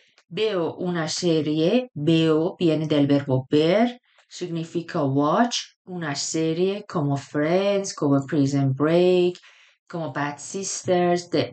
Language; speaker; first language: Spanish; non-native, fluent; Persian